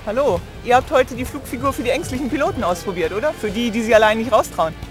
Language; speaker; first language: German; native; German